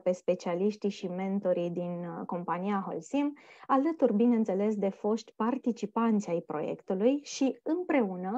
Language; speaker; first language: Romanian; native; Romanian